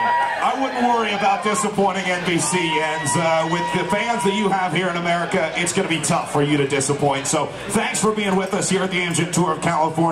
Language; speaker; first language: English; native; English